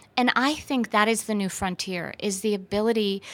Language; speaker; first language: English; early bilingual, other home language; Persian